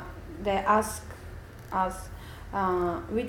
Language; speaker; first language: English; non-native, learner; Bulgarian